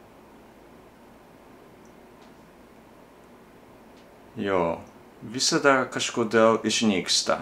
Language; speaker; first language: Lithuanian; non-native, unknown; Japanese